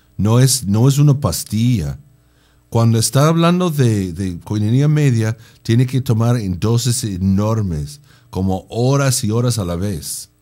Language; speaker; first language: Spanish; non-native, fluent; English